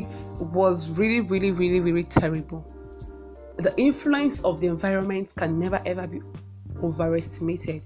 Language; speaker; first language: English; non-native, local second language; Igbo